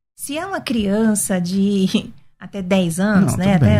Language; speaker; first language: Portuguese; native; Portuguese